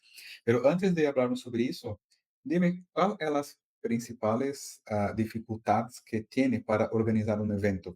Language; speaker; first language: Spanish; non-native, fluent; Portuguese